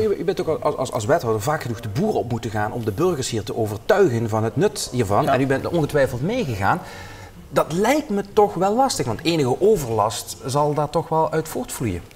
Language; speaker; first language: Dutch; native; Dutch